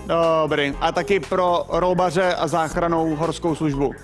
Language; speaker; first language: Czech; native; Czech